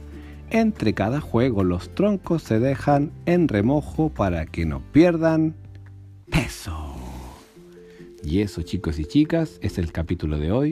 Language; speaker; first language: Spanish; native; Spanish